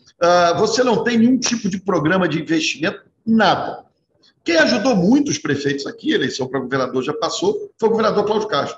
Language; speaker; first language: Portuguese; native; Portuguese